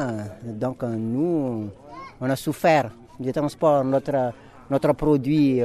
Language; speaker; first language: French; non-native, local second language; Malagasy